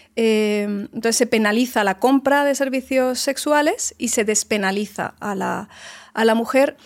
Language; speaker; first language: Spanish; native; Spanish